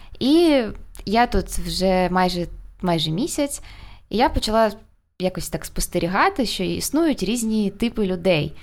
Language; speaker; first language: Ukrainian; native; Ukrainian